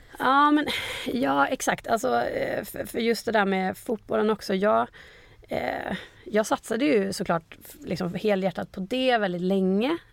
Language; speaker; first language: Swedish; native; Swedish